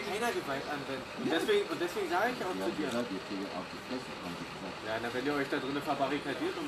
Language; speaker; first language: German; native; German